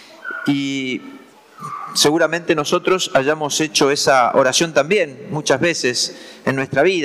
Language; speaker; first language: Spanish; native; Spanish